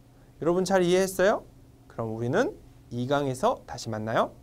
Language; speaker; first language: Korean; non-native, fluent; Vietnamese